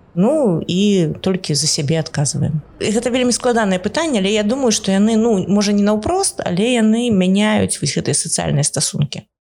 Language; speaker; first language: Belarusian; non-native, local second language; Russian